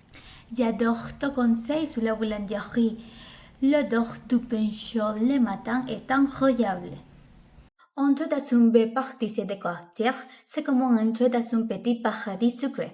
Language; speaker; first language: French; non-native, learner; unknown